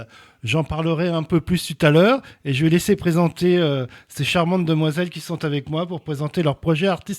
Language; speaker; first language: French; native; French